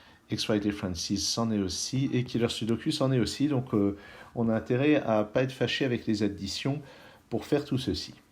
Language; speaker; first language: French; native; French